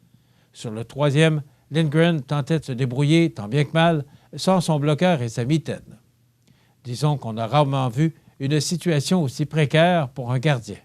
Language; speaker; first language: French; native; French